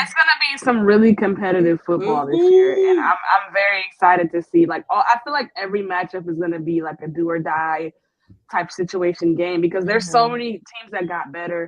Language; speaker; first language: English; native; English